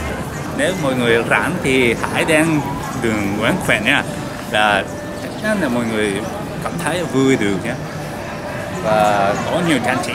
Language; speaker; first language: Vietnamese; non-native, learner; Japanese